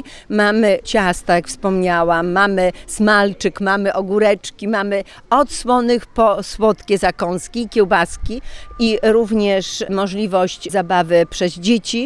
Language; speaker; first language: Polish; native; Polish